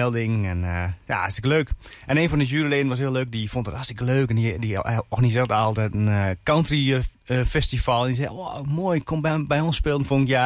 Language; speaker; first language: Dutch; native; Dutch